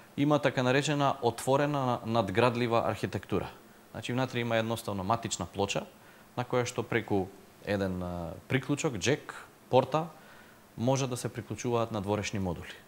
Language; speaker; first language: Macedonian; native; Macedonian